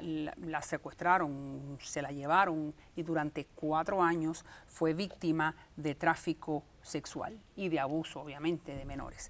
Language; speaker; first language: Spanish; native; Spanish